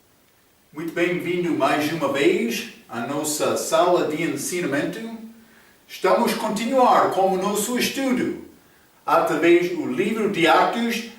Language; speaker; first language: Portuguese; non-native, fluent; English